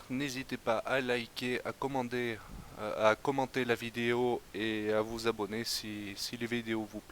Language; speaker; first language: French; native; French